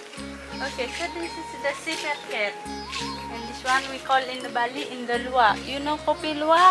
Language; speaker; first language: English; non-native, learner; Indonesian